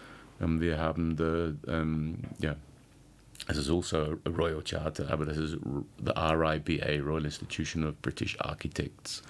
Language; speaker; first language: German; non-native, learner; English